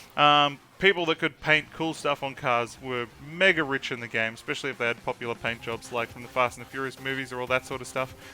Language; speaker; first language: English; native; English